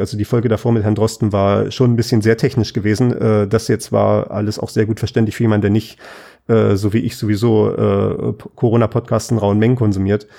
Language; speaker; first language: German; native; German